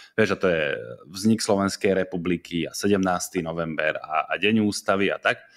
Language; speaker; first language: Slovak; native; Slovak